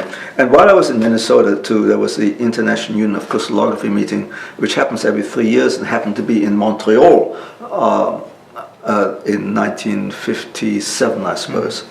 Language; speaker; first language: English; non-native, local second language; German